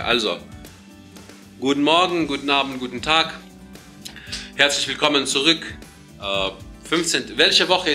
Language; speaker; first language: German; non-native, fluent; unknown